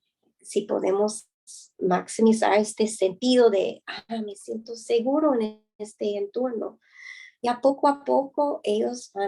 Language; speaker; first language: Spanish; non-native, fluent; English